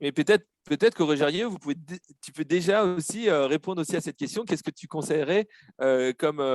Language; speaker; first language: French; native; French